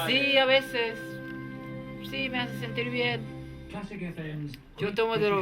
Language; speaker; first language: Spanish; non-native, fluent; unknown